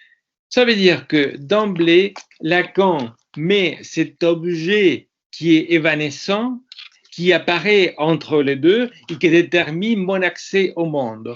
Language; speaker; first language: French; non-native, fluent; Spanish